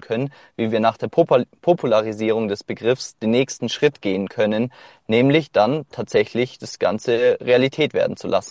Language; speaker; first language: German; native; German